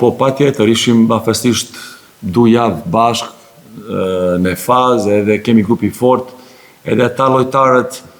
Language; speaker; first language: Albanian; non-native, learner; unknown